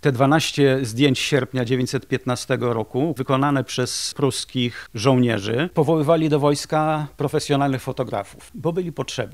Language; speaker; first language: Polish; native; Polish